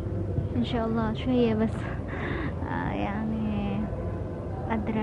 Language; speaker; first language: Arabic; non-native, learner; Indonesian